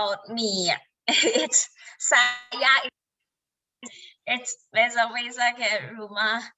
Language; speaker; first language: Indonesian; non-native, learner; Thai